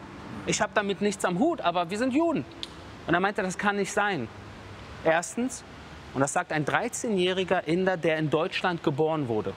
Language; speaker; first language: German; early bilingual, other home language; Persian